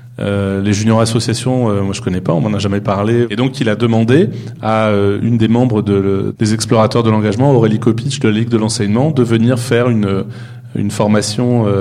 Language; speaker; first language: French; native; French